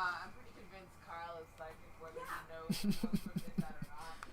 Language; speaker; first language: English; native; English